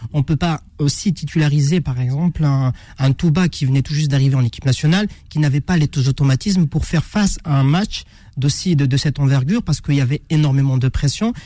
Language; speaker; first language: French; non-native, local second language; Arabic